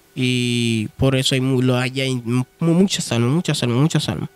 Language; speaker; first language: Spanish; non-native, fluent; Haitian Creole